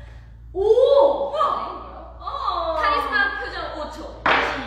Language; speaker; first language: Korean; non-native, fluent; Indonesian